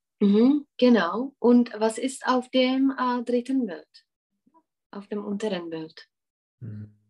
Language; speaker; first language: German; non-native, fluent; Czech